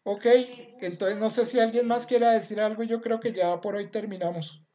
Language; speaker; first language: Spanish; native; Spanish